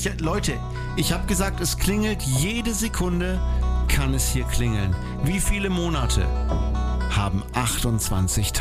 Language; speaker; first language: German; native; German